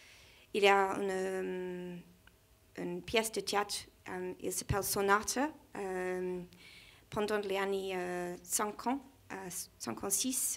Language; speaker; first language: French; non-native, learner; English